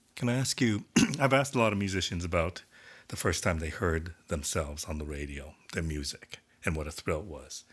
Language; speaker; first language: English; native; English